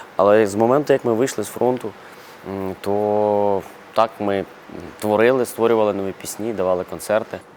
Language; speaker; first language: Ukrainian; non-native, local second language; Russian